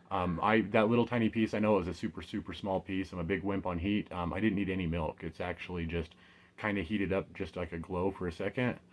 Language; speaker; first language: English; native; English